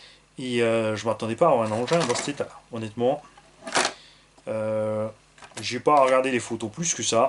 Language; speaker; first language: French; native; French